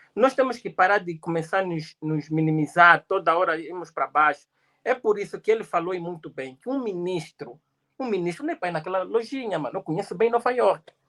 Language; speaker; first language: Portuguese; native; Portuguese